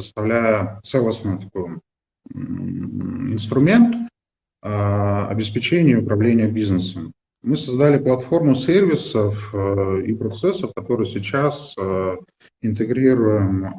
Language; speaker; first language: Russian; native; Russian